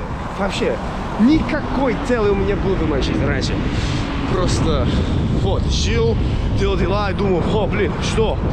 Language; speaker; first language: Russian; non-native, fluent; English